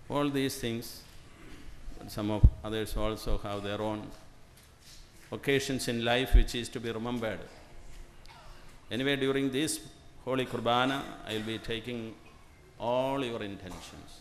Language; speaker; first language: English; non-native, local second language; Malayalam